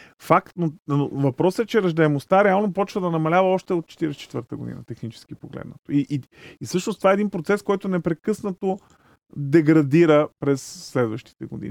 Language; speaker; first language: Bulgarian; native; Bulgarian